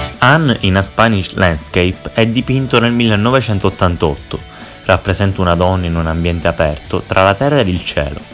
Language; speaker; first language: Italian; native; Italian